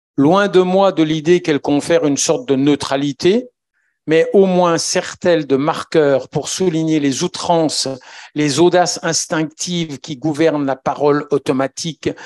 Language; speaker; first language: French; native; French